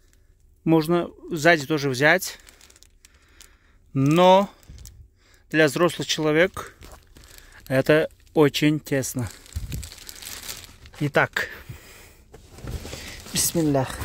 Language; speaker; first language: Russian; non-native, learner; Uzbek